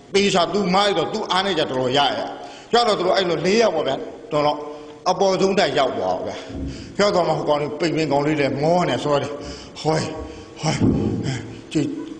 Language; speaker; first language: Burmese; native; Burmese